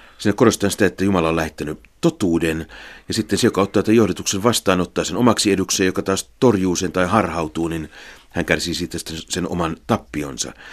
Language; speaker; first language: Finnish; native; Finnish